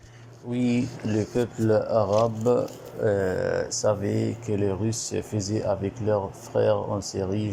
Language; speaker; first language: French; non-native, learner; Arabic